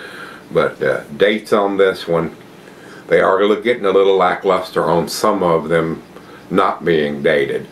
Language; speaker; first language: English; native; English